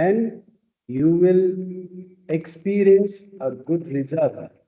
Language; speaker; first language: English; non-native, fluent; Tibetan